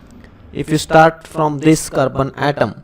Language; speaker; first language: English; non-native, local second language; Kannada